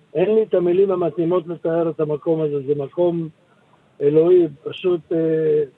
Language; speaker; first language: Hebrew; native; Hebrew